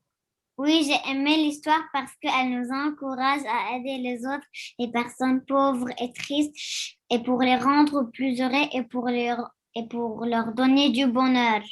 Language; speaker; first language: French; non-native, learner; Arabic